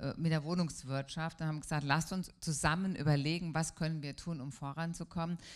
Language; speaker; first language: German; native; German